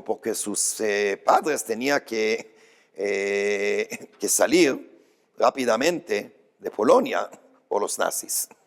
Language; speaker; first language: Spanish; non-native, fluent; Hebrew